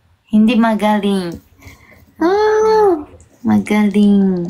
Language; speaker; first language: Filipino; non-native, learner; Japanese